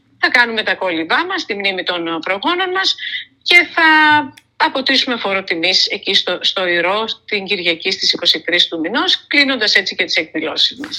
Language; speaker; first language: Greek; native; Greek